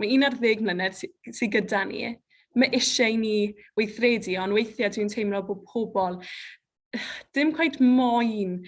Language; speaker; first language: Welsh; native; Welsh